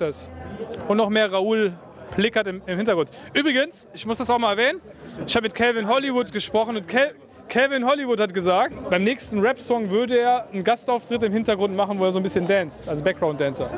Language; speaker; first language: German; native; German